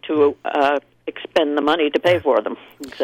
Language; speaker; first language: English; native; English